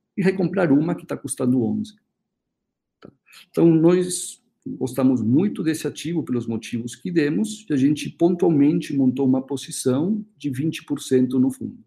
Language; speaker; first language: Portuguese; early bilingual, other home language; Spanish